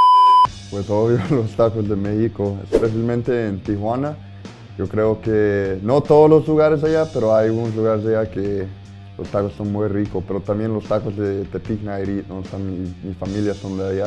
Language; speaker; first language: Spanish; early bilingual, heritage; Spanish